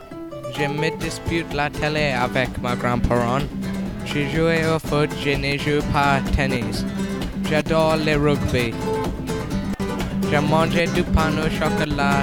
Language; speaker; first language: French; non-native, learner; English